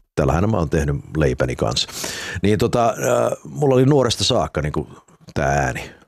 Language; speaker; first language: Finnish; early bilingual, heritage; Finnish